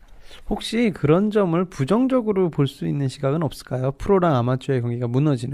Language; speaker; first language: Korean; native; Korean